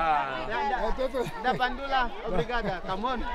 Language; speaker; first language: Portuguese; non-native, learner; Vietnamese